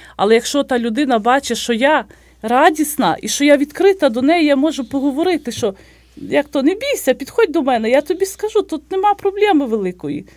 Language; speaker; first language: Ukrainian; native; Ukrainian